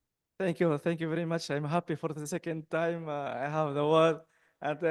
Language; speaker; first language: English; non-native, fluent; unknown